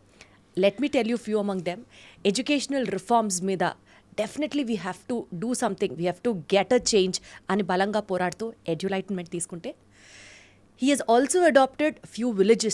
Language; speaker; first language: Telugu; native; Telugu